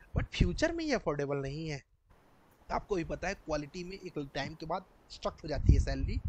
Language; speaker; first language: Hindi; native; Hindi